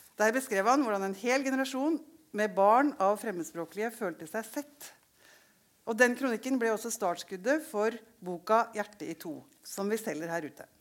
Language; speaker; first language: Norwegian; native; Norwegian